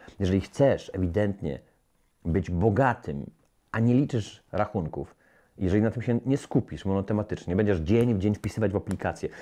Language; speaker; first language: Polish; native; Polish